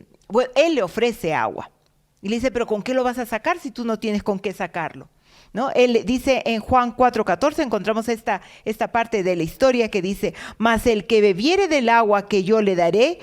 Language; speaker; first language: Spanish; native; Spanish